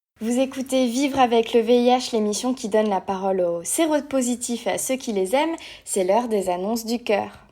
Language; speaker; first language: French; native; French